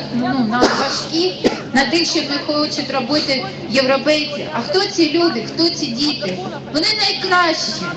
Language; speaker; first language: Ukrainian; non-native, local second language; Russian